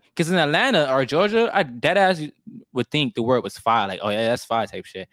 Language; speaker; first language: English; native; English